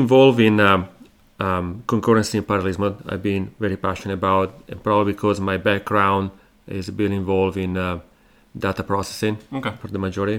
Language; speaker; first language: English; non-native, fluent; Italian